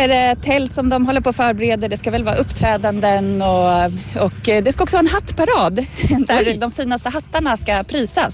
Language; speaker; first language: Swedish; native; Swedish